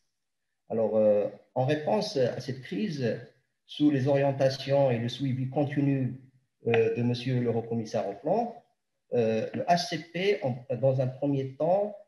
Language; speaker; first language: French; non-native, local second language; Arabic